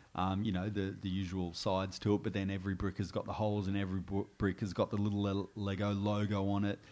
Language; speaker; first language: English; native; English